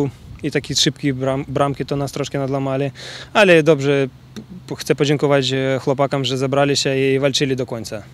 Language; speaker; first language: Polish; non-native, learner; Ukrainian